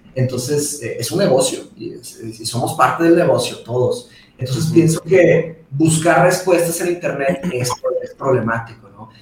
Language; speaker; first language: Spanish; early bilingual, other home language; Portuguese